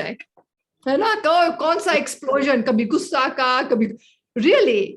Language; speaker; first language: Hindi; native; Hindi